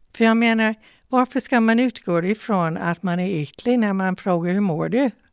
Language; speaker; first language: Swedish; non-native, fluent; English